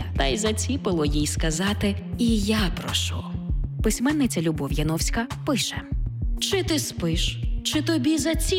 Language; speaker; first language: Ukrainian; native; Ukrainian